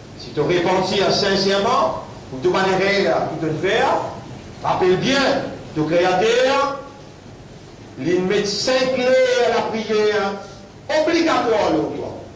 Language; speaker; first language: French; non-native, local second language; Morisyen